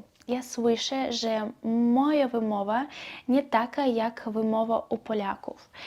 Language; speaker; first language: Polish; non-native, learner; Belarusian